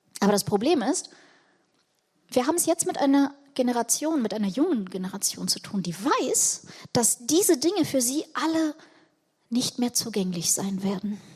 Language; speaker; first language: German; early bilingual, other home language; Russian